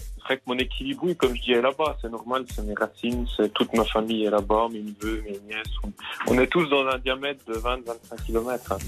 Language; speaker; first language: French; native; French